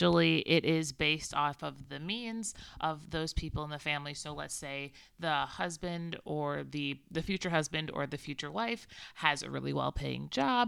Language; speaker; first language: English; native; English